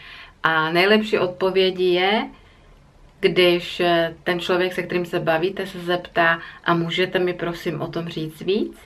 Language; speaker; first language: Czech; native; Czech